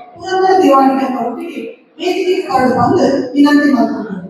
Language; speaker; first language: Kannada; non-native, local second language; Tulu